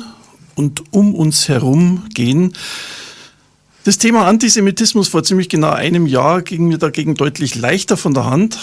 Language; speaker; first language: German; native; German